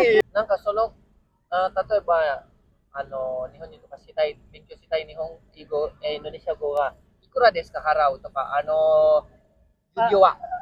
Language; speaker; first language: Japanese; non-native, learner; Indonesian